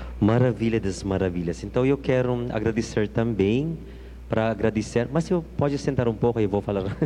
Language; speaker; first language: Portuguese; non-native, fluent; Filipino